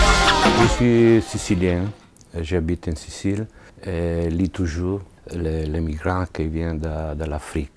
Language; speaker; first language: French; non-native, learner; Italian